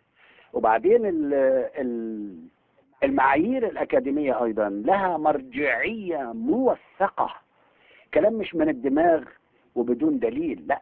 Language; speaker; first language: Arabic; native; Arabic